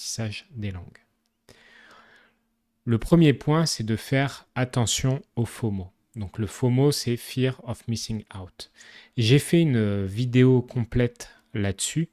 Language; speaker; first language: French; native; French